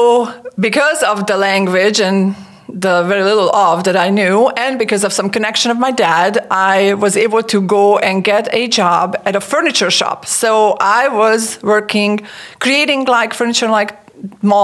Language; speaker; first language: English; non-native, fluent; Hungarian